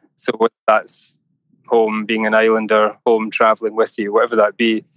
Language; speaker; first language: English; native; English